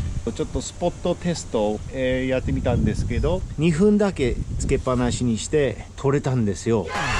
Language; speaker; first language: Japanese; non-native, fluent; English